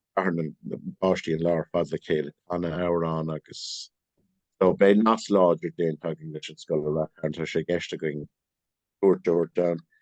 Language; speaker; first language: Irish; non-native, local second language; English